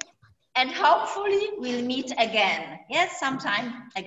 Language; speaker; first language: English; non-native, fluent; Polish